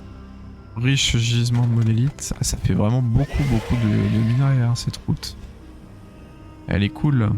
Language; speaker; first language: French; native; French